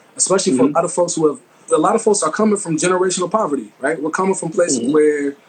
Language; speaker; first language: English; native; English